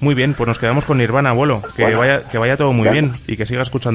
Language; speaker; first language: Spanish; native; Spanish